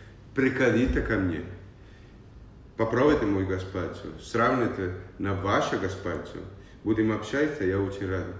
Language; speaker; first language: Russian; non-native, learner; Italian